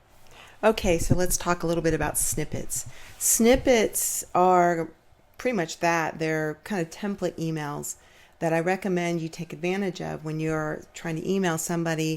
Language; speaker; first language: English; native; English